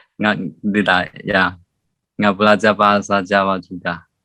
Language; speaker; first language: Indonesian; non-native, learner; Chinese